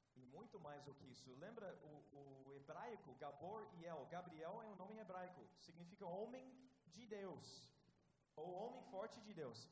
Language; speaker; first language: Portuguese; non-native, fluent; English